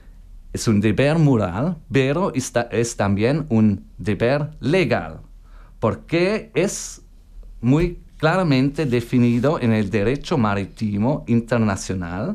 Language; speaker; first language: Spanish; non-native, learner; German